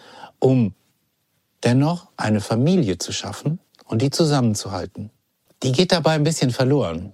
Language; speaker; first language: German; native; German